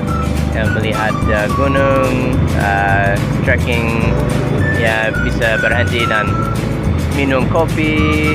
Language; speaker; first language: Indonesian; non-native, learner; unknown